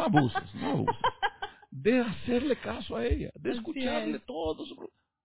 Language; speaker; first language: Spanish; native; Spanish